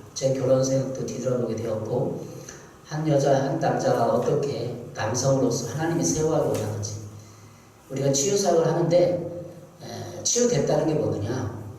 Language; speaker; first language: Korean; native; Korean